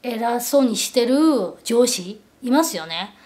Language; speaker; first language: Japanese; non-native, fluent; Korean